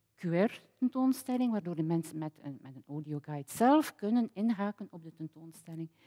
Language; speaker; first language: Dutch; native; Dutch